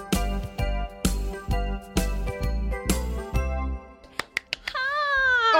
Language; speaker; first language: English; native; English